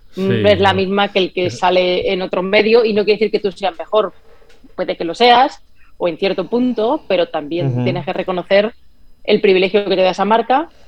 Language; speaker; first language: Spanish; native; Spanish